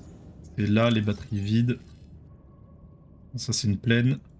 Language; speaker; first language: French; native; French